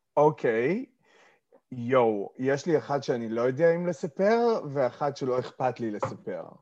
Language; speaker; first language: Hebrew; early bilingual, other home language; English